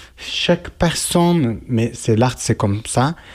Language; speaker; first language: French; non-native, learner; Kurdish